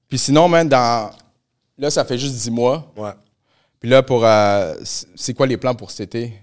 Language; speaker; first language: French; early bilingual, other home language; Spanish